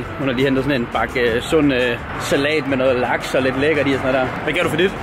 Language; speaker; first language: Danish; native; Danish